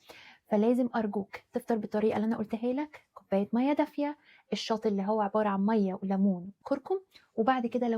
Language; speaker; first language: Arabic; native; Arabic